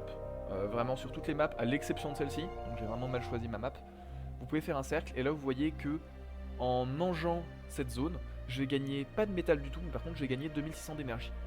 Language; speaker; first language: French; native; French